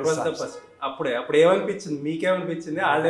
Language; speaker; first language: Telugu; native; Telugu